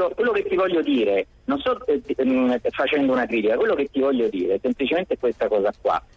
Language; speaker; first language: Italian; native; Italian